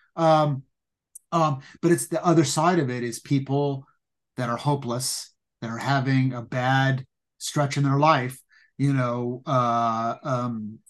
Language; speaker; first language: English; native; English